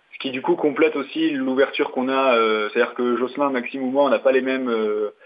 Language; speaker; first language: French; native; French